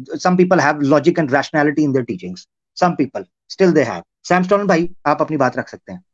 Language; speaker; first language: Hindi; native; Hindi